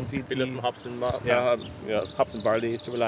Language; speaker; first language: German; non-native, learner; English